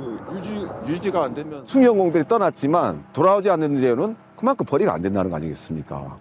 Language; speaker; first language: Korean; native; Korean